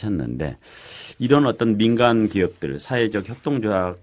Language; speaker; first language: Korean; native; Korean